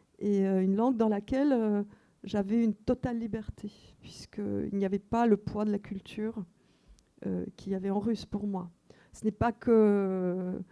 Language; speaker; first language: French; non-native, fluent; Russian